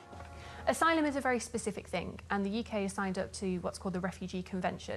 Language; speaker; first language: English; native; English